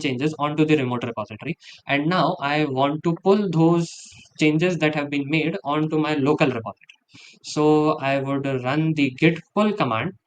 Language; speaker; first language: English; non-native, local second language; Hindi